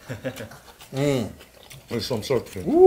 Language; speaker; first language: English; non-native, learner; Korean